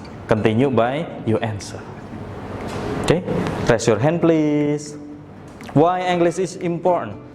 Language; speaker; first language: English; non-native, fluent; Indonesian